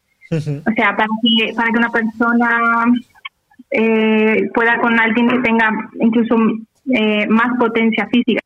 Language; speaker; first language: Spanish; non-native, fluent; Portuguese